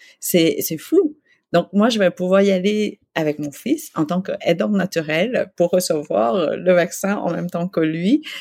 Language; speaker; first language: French; early bilingual, other home language; Vietnamese